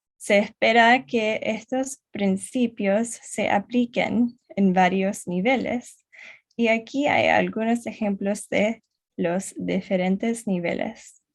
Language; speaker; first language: Spanish; non-native, learner; English